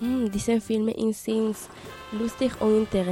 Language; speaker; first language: German; non-native, learner; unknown